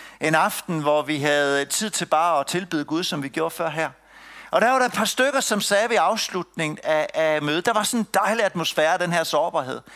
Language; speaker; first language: Danish; native; Danish